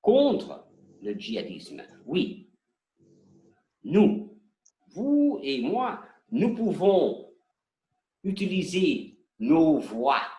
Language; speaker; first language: French; non-native, learner; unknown